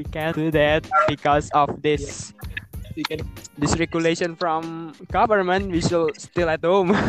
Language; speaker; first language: English; non-native, learner; Indonesian